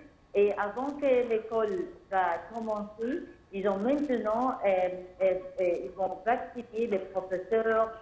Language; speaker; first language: French; non-native, fluent; Arabic